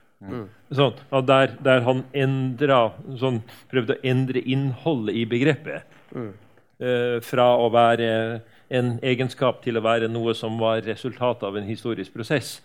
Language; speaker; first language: Norwegian; native; Norwegian